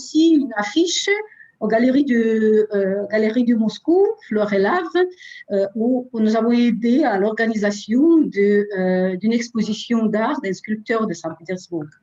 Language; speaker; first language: French; non-native, fluent; Russian